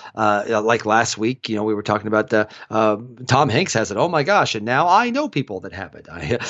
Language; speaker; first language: English; native; English